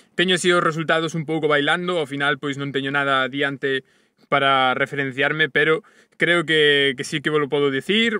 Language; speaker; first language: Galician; native; Galician